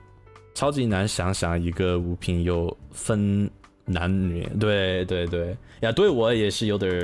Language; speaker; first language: Chinese; non-native, learner; English